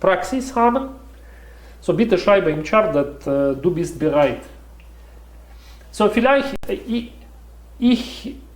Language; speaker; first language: German; non-native, learner; Russian